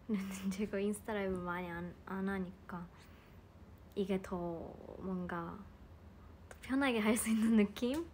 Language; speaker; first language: Korean; non-native, fluent; Japanese